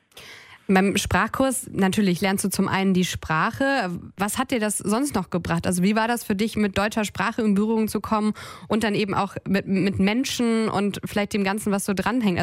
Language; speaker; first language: German; native; German